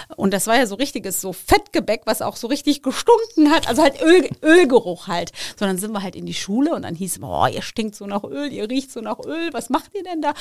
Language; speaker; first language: German; early bilingual, other home language; Turkish